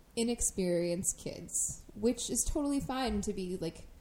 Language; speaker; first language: English; native; English